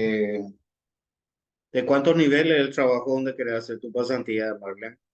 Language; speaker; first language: Spanish; native; Spanish